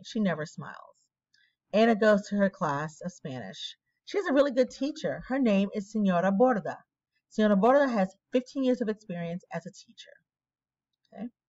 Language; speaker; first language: English; native; English